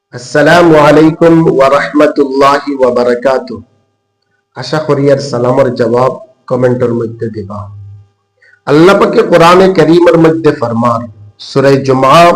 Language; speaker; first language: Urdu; non-native, local second language; Bangla